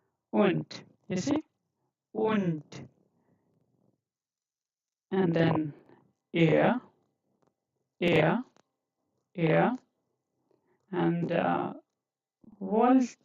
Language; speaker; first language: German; non-native, fluent; Hindi